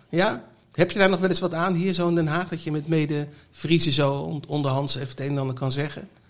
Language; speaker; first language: Dutch; native; Dutch